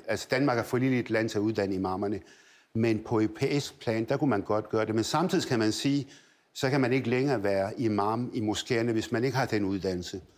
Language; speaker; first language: Danish; early bilingual, other home language; Arabic